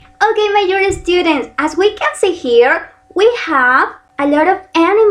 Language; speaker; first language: English; non-native, learner; Spanish